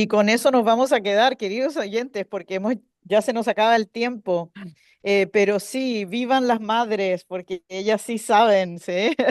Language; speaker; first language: Spanish; native; Spanish